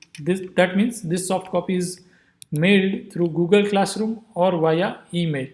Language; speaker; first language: English; non-native, local second language; Gujarati